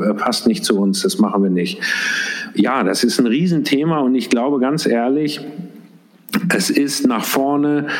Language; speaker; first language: German; native; German